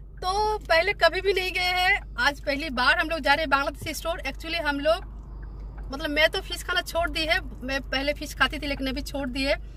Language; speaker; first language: Hindi; non-native, local second language; Bangla